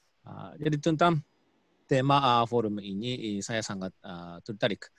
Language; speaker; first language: Indonesian; non-native, learner; Japanese